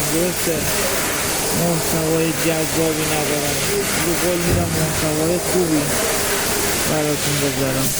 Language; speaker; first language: Persian; native; Persian